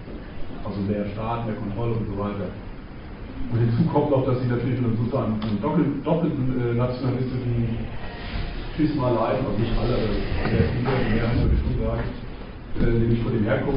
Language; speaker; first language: German; native; German